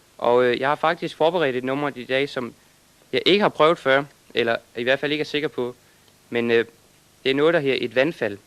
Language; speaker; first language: Danish; native; Danish